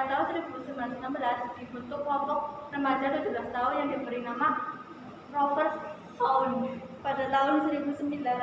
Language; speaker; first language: Indonesian; native; Indonesian